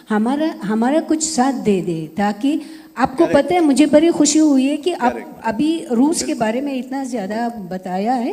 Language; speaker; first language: Hindi; non-native, fluent; Russian